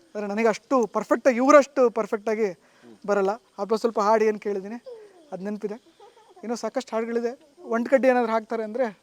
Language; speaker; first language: Kannada; non-native, local second language; Lambadi